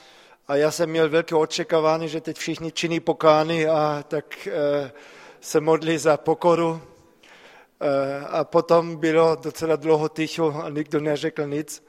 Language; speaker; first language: Czech; non-native, fluent; German